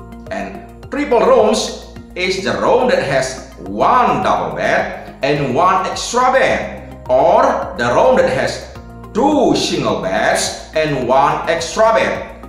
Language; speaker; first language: English; non-native, fluent; Indonesian